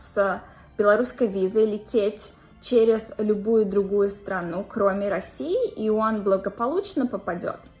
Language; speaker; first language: Russian; native; Russian